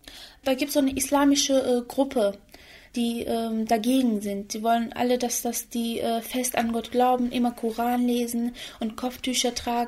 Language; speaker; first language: German; early bilingual, other home language; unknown